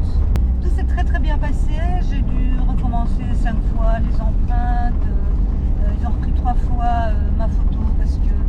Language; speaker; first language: French; native; French